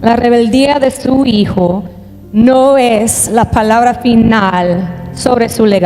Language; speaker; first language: Spanish; native; Spanish